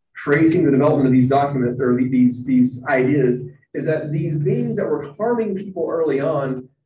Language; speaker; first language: English; native; English